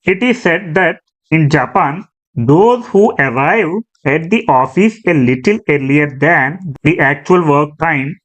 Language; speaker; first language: English; non-native, local second language; Telugu